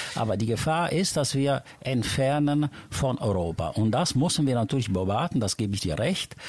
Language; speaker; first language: German; non-native, fluent; Italian